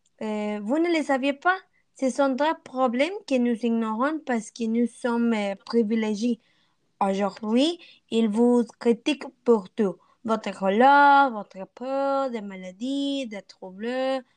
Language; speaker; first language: French; non-native, learner; Spanish